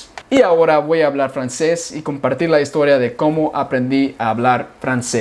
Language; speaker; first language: Spanish; early bilingual, heritage; English